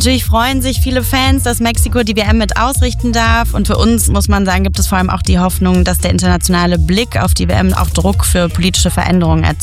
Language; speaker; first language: German; native; German